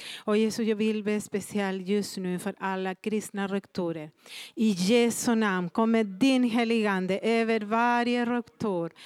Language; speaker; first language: Swedish; non-native, fluent; Spanish